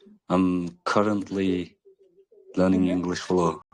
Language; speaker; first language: English; non-native, learner; Kyrgyz